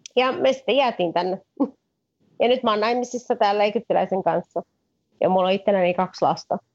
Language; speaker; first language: Finnish; native; Finnish